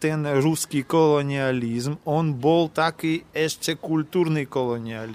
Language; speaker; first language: Slovak; non-native, learner; Ukrainian